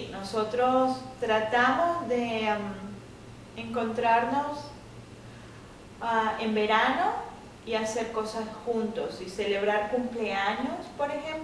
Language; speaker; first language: Spanish; native; Spanish